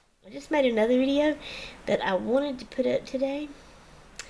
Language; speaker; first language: English; native; English